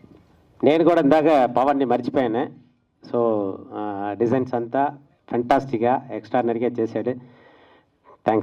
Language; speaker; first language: Telugu; native; Telugu